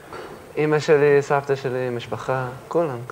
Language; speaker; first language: Hebrew; early bilingual, heritage; English